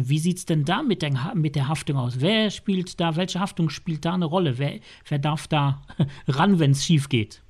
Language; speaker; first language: German; native; German